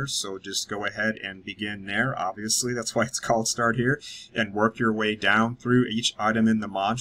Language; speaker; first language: English; native; English